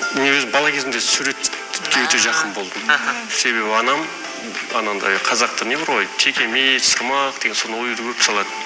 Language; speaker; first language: Kazakh; early bilingual, heritage; Kazakh